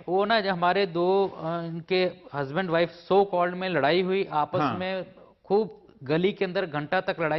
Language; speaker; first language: Hindi; native; Hindi